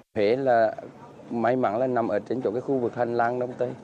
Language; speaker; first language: Vietnamese; native; Vietnamese